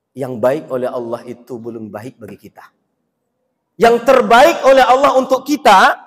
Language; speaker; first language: Indonesian; non-native, local second language; Minangkabau